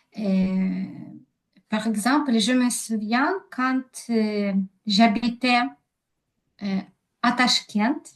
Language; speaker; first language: French; non-native, learner; Ukrainian